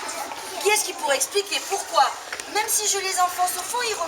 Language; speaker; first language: French; native; French